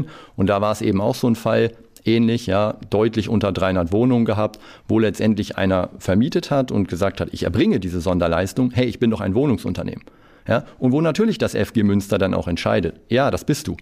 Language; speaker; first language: German; native; German